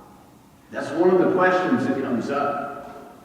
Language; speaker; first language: English; native; English